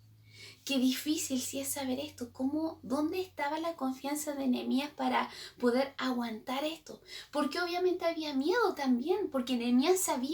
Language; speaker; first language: Spanish; native; Spanish